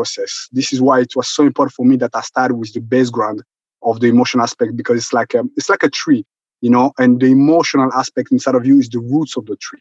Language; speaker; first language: English; non-native, local second language; Kinyarwanda